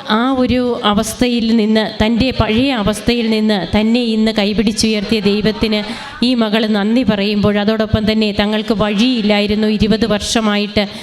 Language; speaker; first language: Malayalam; native; Malayalam